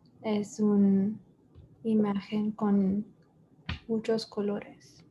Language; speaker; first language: Spanish; non-native, learner; English